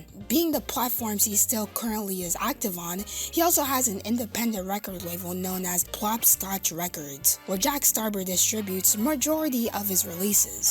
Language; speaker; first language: English; native; English